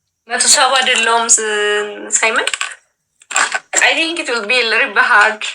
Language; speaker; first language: English; non-native, local second language; Amharic